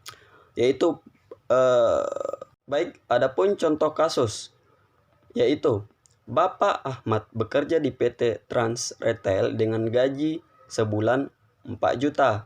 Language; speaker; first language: Indonesian; native; Indonesian